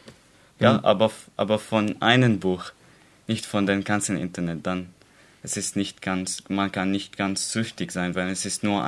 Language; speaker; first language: German; non-native, learner; Arabic